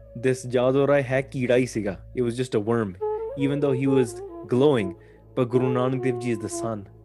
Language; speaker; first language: English; early bilingual, other home language; Punjabi